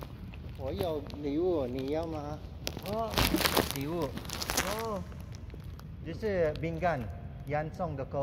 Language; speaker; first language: Chinese; non-native, learner; Filipino